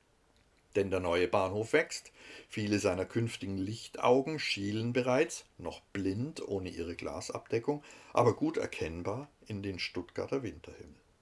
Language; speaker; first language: German; native; German